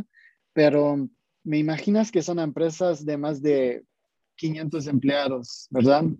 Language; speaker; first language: Spanish; non-native, fluent; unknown